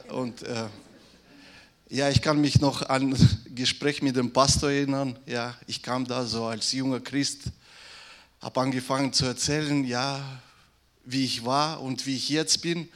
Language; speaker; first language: German; non-native, fluent; Russian